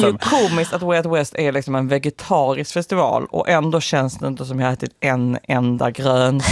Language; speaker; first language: Swedish; native; Swedish